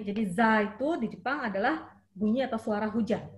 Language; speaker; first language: Indonesian; native; Indonesian